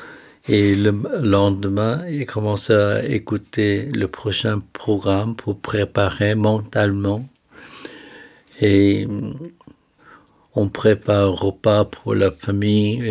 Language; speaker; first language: French; non-native, fluent; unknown